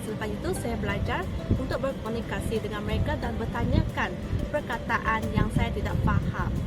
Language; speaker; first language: Malay; non-native, local second language; Iban